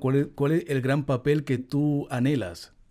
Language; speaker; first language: Spanish; native; Spanish